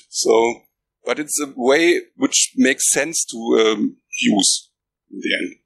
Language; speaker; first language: English; non-native, fluent; German